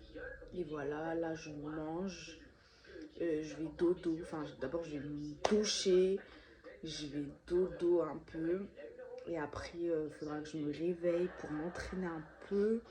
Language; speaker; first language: French; native; French